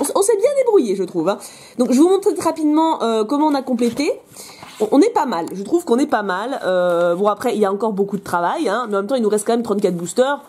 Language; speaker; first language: French; native; French